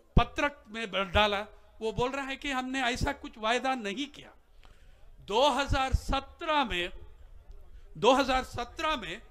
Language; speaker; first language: Hindi; non-native, local second language; Telugu